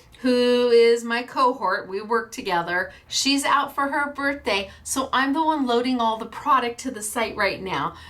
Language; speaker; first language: English; native; English